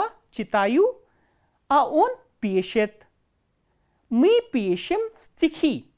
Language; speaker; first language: Russian; non-native, fluent; Hindi